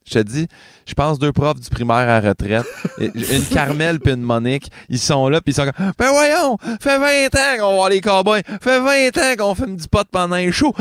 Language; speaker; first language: French; native; French